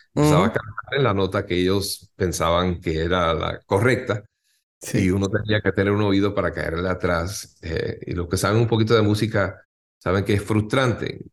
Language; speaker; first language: Spanish; native; Spanish